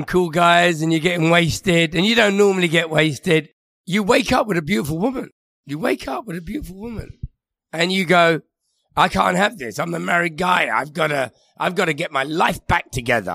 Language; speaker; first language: English; native; English